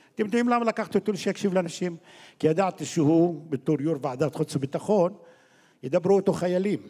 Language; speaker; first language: Hebrew; non-native, local second language; Arabic